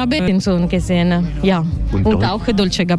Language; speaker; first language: German; non-native, learner; Italian